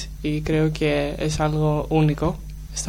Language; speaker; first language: Spanish; non-native, learner; Greek